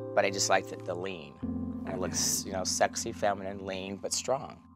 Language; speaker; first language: English; native; English